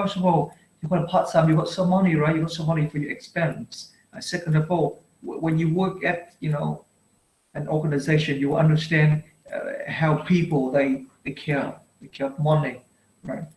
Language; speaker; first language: English; non-native, fluent; Vietnamese